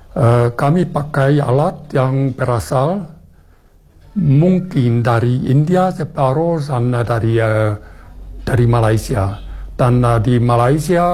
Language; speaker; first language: Indonesian; non-native, fluent; German